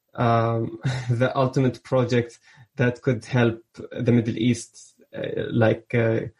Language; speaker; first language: English; early bilingual, other home language; Arabic